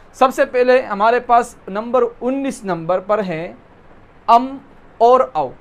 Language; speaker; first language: Urdu; non-native, local second language; Pashto